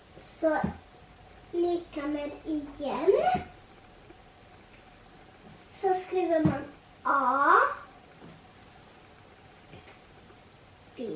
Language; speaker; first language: Swedish; early bilingual, other home language; Tigrinya